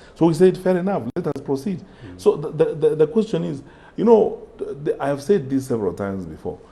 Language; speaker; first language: English; non-native, local second language; Gusii